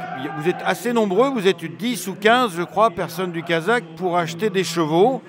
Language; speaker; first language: French; native; French